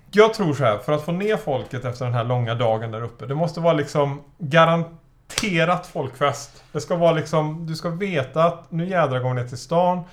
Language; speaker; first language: Swedish; native; Swedish